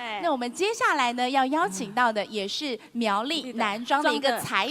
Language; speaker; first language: Chinese; native; Chinese